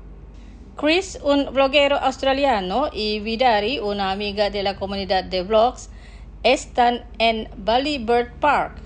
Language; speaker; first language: Spanish; non-native, fluent; Indonesian